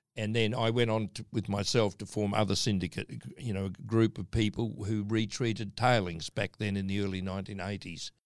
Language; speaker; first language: English; native; English